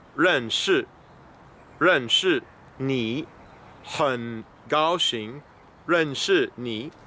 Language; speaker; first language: Chinese; non-native, learner; English